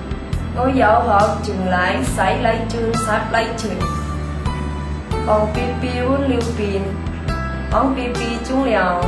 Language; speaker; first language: Cantonese; non-native, learner; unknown